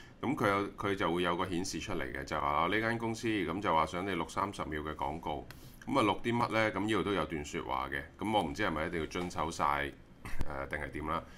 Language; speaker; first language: Cantonese; native; Cantonese